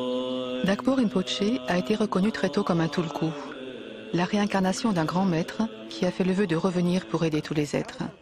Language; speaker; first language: French; native; French